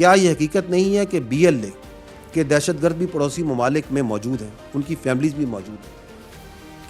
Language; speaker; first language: Urdu; native; Urdu